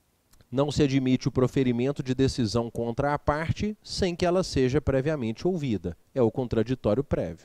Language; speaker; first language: Portuguese; native; Portuguese